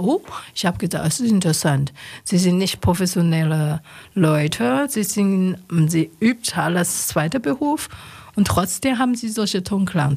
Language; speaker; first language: German; non-native, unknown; Chinese